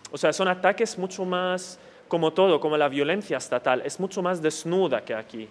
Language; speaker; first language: Spanish; non-native, fluent; Arabic